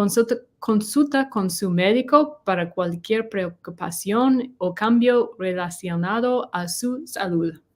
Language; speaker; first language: Spanish; non-native, learner; English